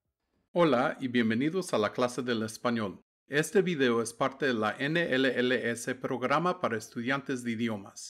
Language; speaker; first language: Spanish; non-native, fluent; English